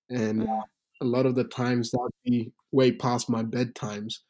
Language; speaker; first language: English; early bilingual, other home language; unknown